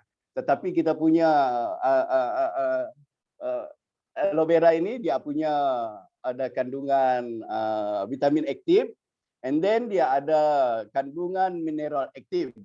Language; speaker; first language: Malay; native; Malay